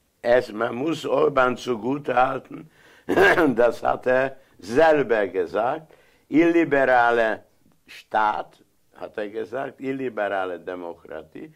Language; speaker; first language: German; non-native, fluent; Hungarian